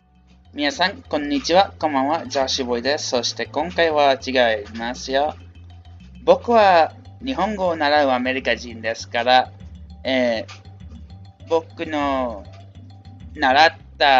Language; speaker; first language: Japanese; non-native, learner; English